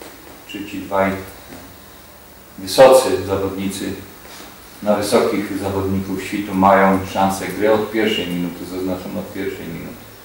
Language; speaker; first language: Polish; native; Polish